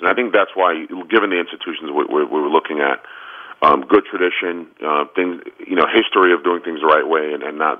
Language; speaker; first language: English; native; English